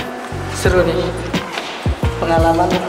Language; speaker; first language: Indonesian; native; Indonesian